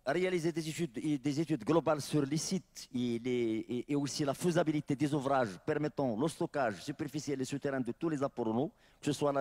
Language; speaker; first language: French; non-native, local second language; Arabic